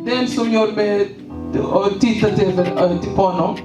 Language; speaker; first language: Swedish; non-native, learner; Swahili